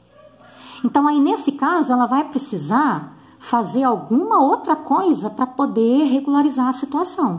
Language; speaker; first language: Portuguese; native; Portuguese